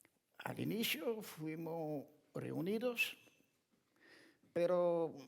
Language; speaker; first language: Spanish; non-native, fluent; Ladino